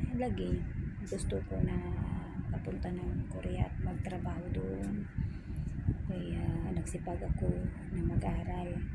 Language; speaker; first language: Filipino; non-native, local second language; Cebuano